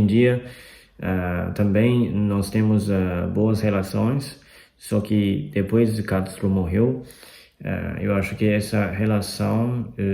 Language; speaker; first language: Portuguese; non-native, fluent; Chinese